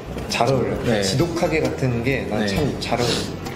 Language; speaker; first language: Korean; native; Korean